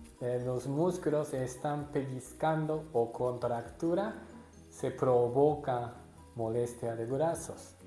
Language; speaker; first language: Spanish; non-native, learner; Japanese